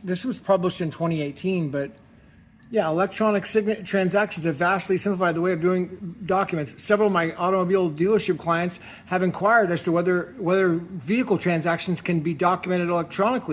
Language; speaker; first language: English; native; English